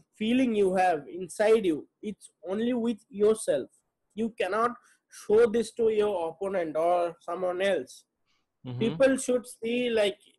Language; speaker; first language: English; non-native, local second language; Bangla